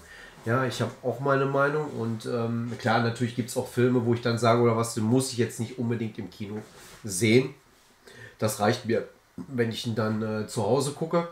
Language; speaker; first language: German; native; German